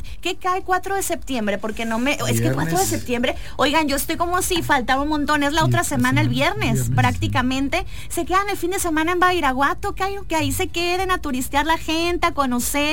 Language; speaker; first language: Spanish; native; Spanish